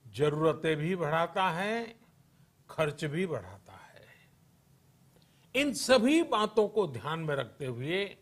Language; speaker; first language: Hindi; non-native, local second language; Gujarati